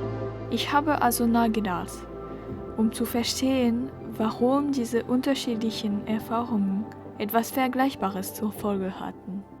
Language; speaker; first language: German; non-native, learner; French